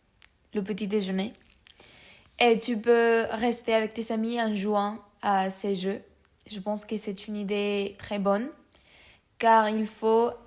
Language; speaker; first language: French; non-native, learner; Spanish